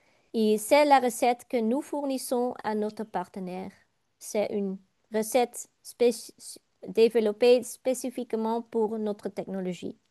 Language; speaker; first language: French; non-native, learner; Dutch